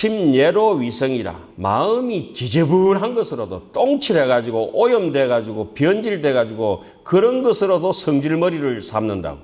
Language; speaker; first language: Korean; native; Korean